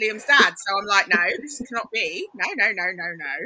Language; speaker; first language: English; native; English